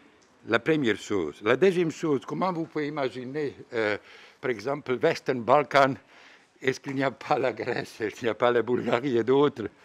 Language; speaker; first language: French; non-native, fluent; Bosnian